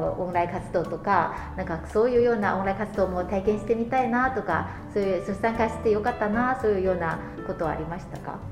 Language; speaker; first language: Japanese; non-native, fluent; Chinese